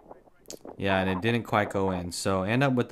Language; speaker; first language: English; native; English